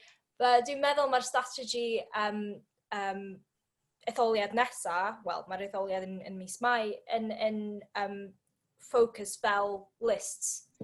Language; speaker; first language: Welsh; non-native, learner; English